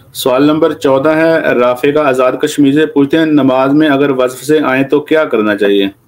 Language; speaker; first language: Urdu; native; Urdu